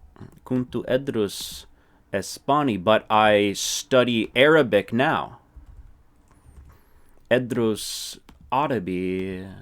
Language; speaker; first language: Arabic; non-native, fluent; English